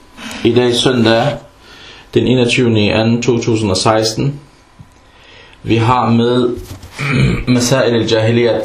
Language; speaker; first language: Danish; early bilingual, other home language; Arabic